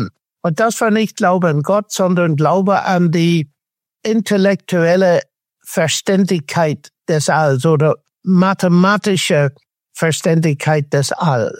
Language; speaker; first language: German; non-native, fluent; English